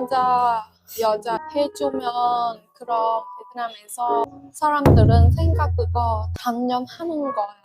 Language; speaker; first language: Korean; non-native, learner; Vietnamese